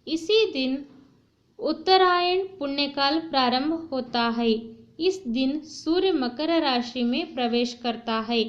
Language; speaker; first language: Hindi; non-native, local second language; Kannada